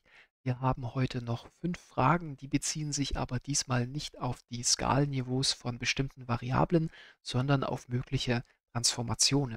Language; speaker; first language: German; native; German